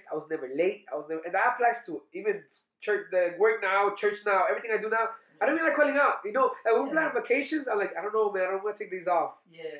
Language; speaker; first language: English; early bilingual, other home language; Spanish